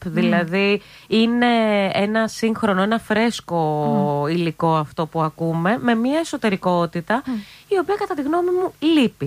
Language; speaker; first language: Greek; native; Greek